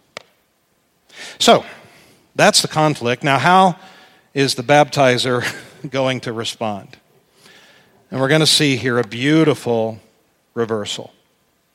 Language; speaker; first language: English; native; English